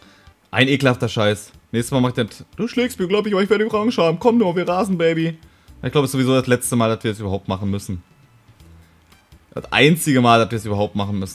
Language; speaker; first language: German; native; German